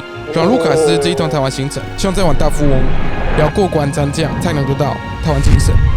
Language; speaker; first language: Chinese; native; Chinese